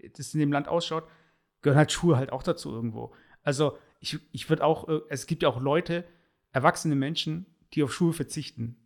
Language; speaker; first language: German; native; German